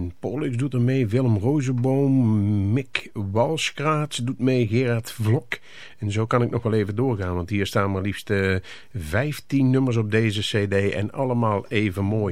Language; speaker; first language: Dutch; native; Dutch